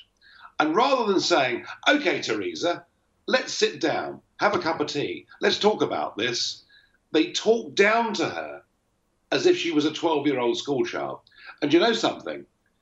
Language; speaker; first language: English; native; English